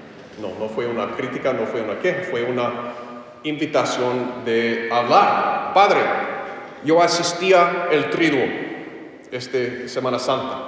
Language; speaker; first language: Spanish; non-native, fluent; English